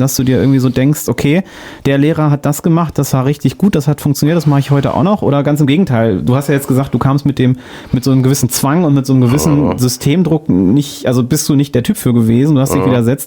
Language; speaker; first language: German; native; German